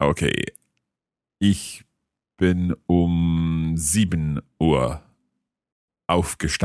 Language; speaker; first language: German; non-native, learner; English